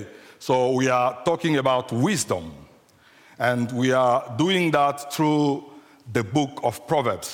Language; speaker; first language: English; non-native, fluent; French